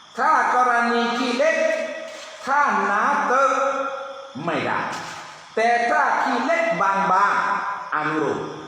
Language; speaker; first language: Thai; non-native, local second language; Pattani Malay